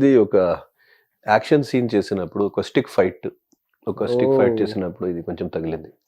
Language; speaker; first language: Telugu; non-native, local second language; Hindi